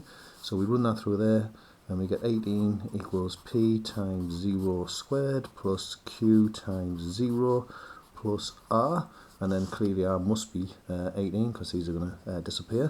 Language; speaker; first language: English; native; English